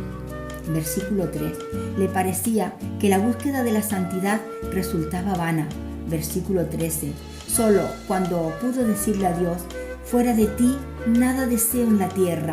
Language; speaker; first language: Spanish; native; Spanish